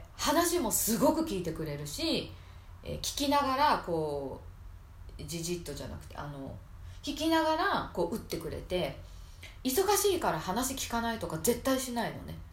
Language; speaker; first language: Japanese; native; Japanese